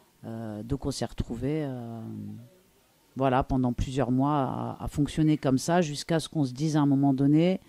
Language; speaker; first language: French; native; French